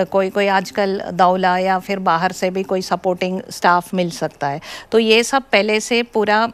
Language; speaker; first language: Hindi; non-native, local second language; Malayalam